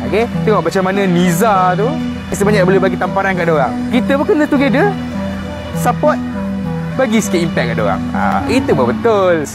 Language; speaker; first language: Malay; native; Malay